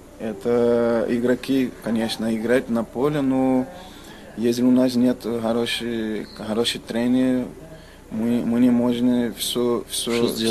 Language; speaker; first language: Russian; non-native, learner; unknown